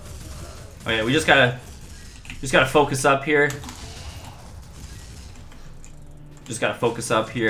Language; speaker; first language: English; native; English